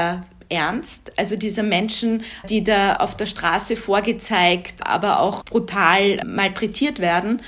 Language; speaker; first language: German; native; German